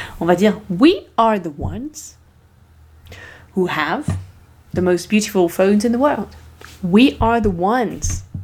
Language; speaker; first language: English; non-native, fluent; French